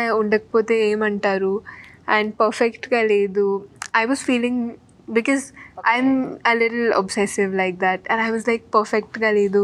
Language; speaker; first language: Telugu; non-native, fluent; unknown